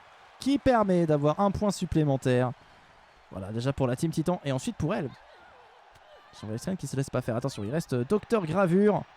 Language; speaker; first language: French; native; French